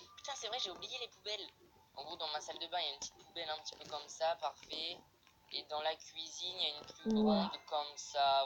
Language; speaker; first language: French; native; French